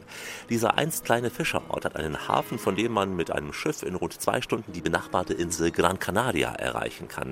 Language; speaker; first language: German; native; German